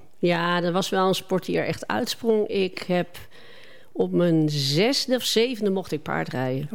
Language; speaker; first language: Dutch; native; Dutch